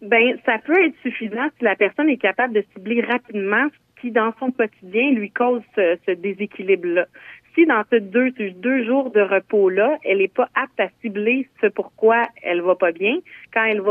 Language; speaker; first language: French; native; French